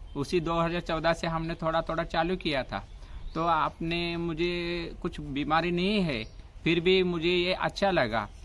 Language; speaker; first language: Hindi; non-native, local second language; Marathi